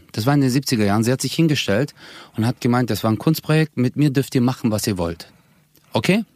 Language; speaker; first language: German; native; German